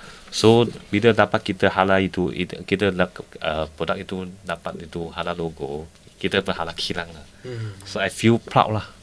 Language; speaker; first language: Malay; non-native, local second language; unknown